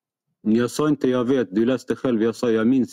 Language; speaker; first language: Swedish; non-native, fluent; Arabic